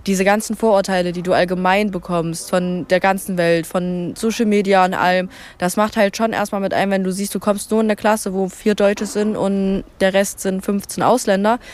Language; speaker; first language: German; native; German